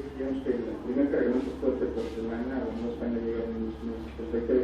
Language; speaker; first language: Spanish; native; Spanish